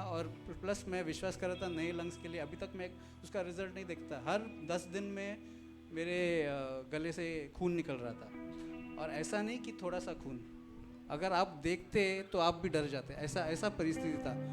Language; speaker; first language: Hindi; non-native, local second language; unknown